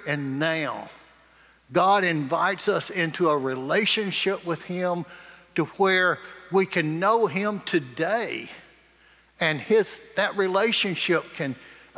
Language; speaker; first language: English; native; English